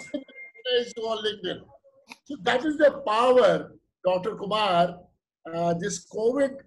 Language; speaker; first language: English; non-native, local second language; Kashmiri